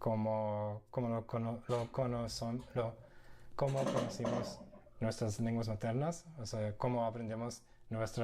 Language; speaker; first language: Spanish; non-native, fluent; English